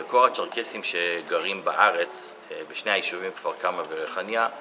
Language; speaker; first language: Hebrew; non-native, local second language; Adyghe